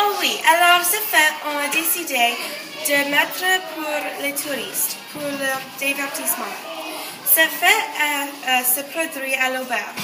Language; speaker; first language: French; non-native, learner; English